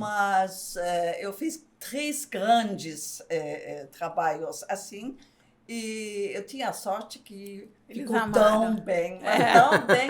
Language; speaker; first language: Portuguese; non-native, fluent; German